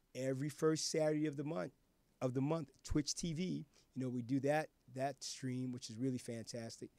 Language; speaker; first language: English; native; English